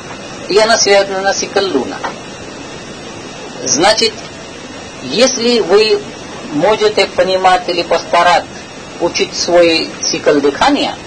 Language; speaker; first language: Russian; non-native, learner; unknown